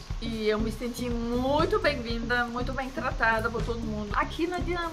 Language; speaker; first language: Portuguese; non-native, fluent; Danish